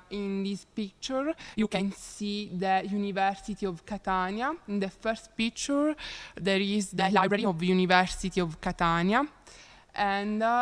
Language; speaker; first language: English; non-native, learner; Italian